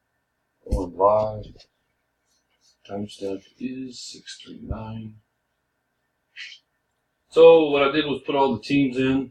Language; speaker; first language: English; native; English